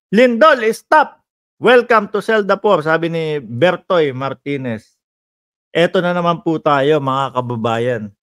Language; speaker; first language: Filipino; native; Filipino